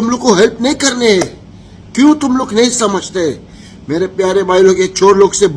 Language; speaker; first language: Hindi; non-native, learner; Arabic